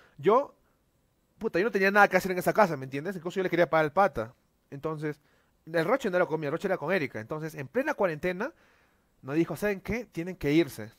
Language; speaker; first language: Spanish; native; Spanish